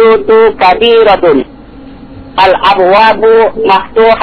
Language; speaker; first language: Arabic; non-native, learner; Indonesian